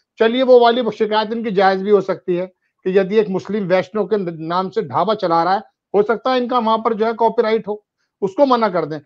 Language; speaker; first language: Hindi; native; Hindi